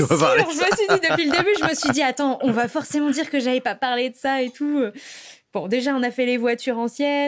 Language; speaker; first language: French; native; French